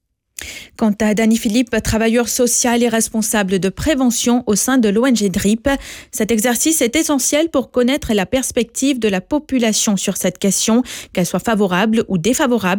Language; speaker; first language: French; non-native, local second language; Morisyen